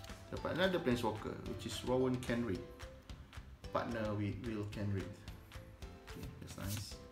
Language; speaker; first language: English; non-native, local second language; Malay